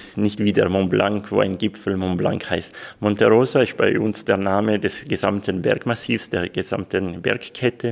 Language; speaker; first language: German; non-native, local second language; Swiss German